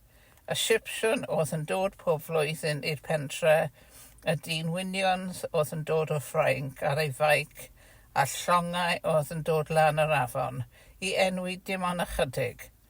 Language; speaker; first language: Welsh; non-native, fluent; English